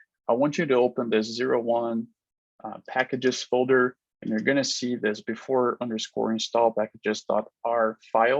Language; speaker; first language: English; non-native, fluent; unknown